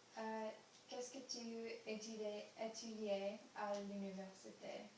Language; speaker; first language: French; non-native, learner; English